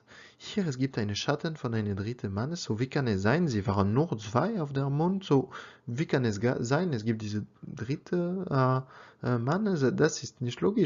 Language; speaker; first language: German; non-native, learner; French